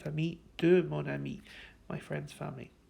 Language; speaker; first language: French; non-native, fluent; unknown